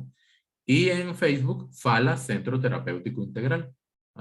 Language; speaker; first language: Spanish; native; Spanish